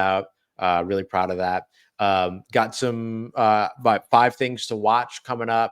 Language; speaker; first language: English; native; English